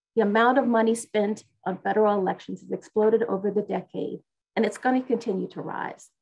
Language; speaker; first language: English; native; English